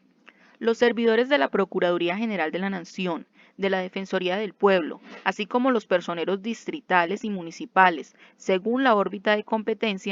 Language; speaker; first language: Spanish; native; Spanish